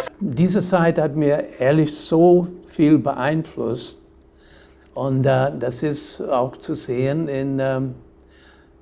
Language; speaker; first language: German; non-native, fluent; English